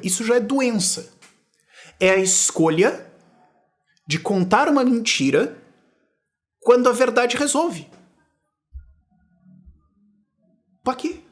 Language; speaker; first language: Portuguese; native; Portuguese